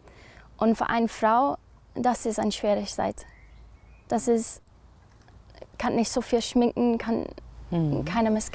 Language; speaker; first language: German; non-native, learner; English